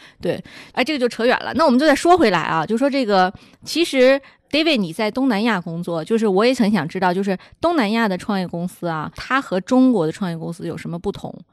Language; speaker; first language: Chinese; native; Chinese